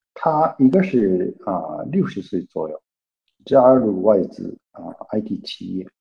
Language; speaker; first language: Chinese; non-native, fluent; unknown